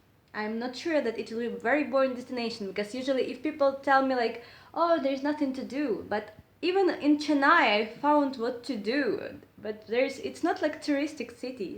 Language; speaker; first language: English; non-native, learner; Russian